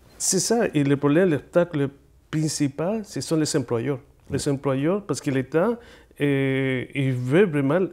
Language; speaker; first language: French; non-native, fluent; Spanish